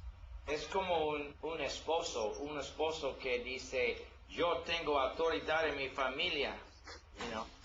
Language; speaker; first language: Spanish; non-native, learner; English